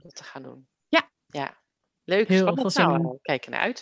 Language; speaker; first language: Dutch; native; Dutch